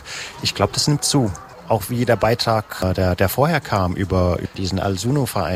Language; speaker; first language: German; native; German